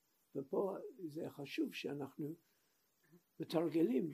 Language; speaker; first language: Hebrew; non-native, fluent; English